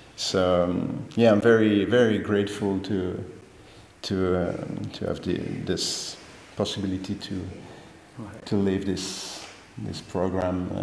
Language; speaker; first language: English; non-native, fluent; French